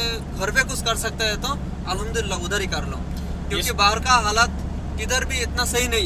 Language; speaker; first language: Hindi; non-native, fluent; Bangla